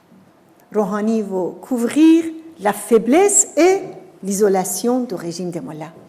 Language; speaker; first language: French; non-native, fluent; Persian